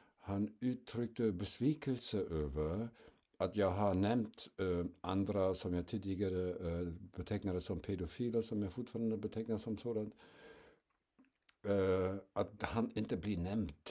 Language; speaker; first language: Swedish; non-native, fluent; German